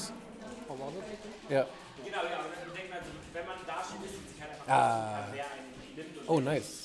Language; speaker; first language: German; native; German